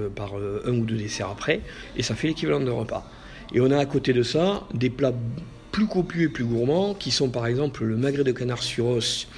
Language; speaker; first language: French; native; French